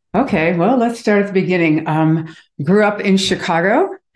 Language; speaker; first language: English; native; English